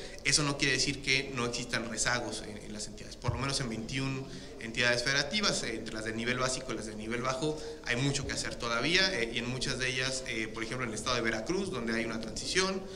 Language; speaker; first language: Spanish; native; Spanish